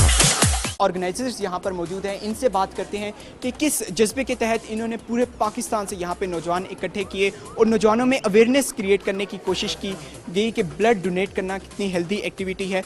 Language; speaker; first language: Urdu; native; Urdu